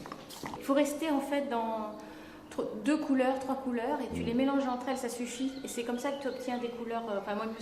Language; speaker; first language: French; native; French